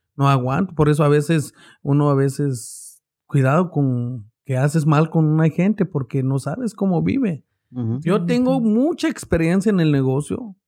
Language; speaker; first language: Spanish; native; Spanish